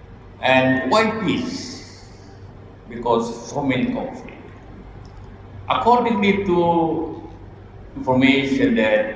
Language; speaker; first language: English; non-native, learner; Indonesian